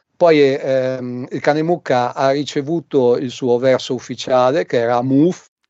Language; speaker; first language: Italian; native; Italian